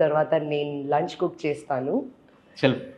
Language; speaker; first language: Telugu; non-native, local second language; Hindi